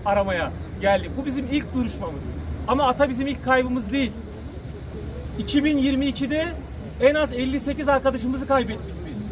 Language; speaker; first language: Turkish; native; Turkish